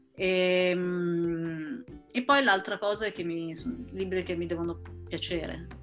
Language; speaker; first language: Italian; native; Italian